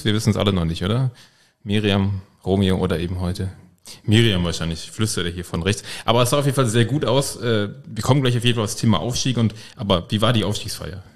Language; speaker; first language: German; native; German